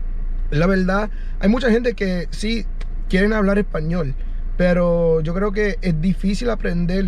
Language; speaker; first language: Spanish; early bilingual, heritage; English